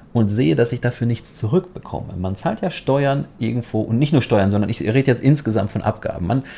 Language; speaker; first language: German; non-native, fluent; Polish